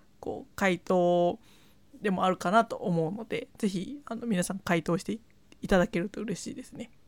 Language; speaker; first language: Japanese; non-native, fluent; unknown